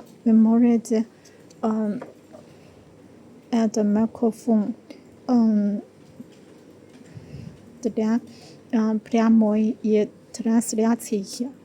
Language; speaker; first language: Russian; non-native, learner; Chinese